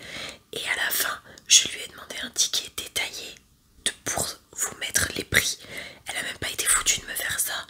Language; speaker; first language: French; native; French